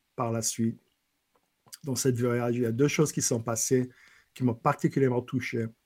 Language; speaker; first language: French; non-native, fluent; English